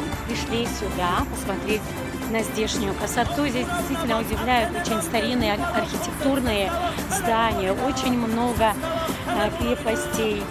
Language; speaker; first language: Russian; non-native, local second language; Kumyk